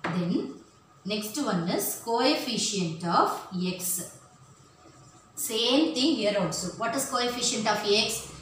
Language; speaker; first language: English; non-native, local second language; Tamil